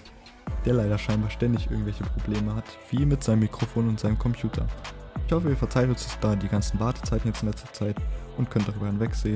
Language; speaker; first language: German; native; German